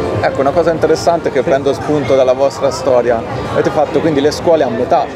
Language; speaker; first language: Italian; native; Italian